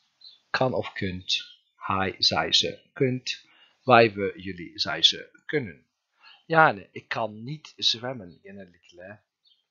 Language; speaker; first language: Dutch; non-native, fluent; Turkish